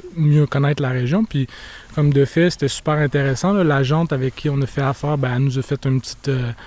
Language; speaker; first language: French; native; French